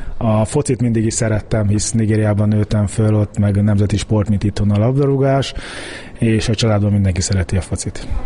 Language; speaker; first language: Hungarian; early bilingual, heritage; Hungarian